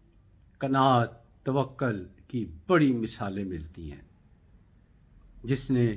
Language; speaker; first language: Urdu; native; Urdu